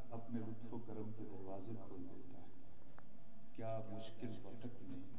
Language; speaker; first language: Urdu; non-native, local second language; Punjabi